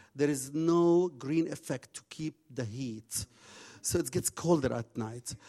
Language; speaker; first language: English; non-native, fluent; Arabic